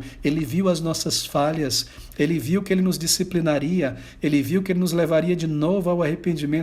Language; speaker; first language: Portuguese; native; Portuguese